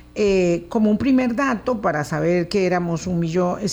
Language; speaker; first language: Spanish; native; Spanish